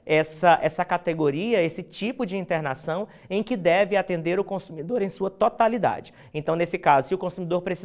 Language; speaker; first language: Portuguese; native; Portuguese